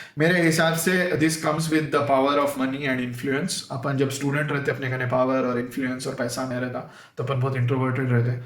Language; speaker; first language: Urdu; native; Urdu